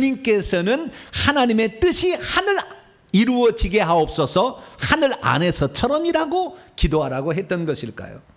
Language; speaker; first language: Korean; native; Korean